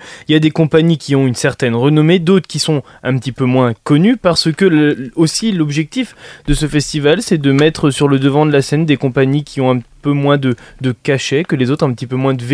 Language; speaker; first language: French; native; French